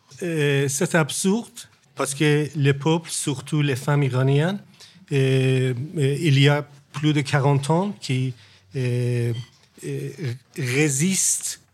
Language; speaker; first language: French; non-native, learner; Persian